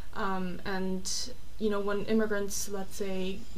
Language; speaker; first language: English; non-native, fluent; Korean